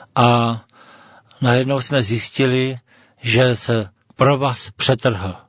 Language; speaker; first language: Czech; native; Czech